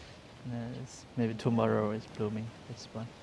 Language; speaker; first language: English; non-native, learner; Khmer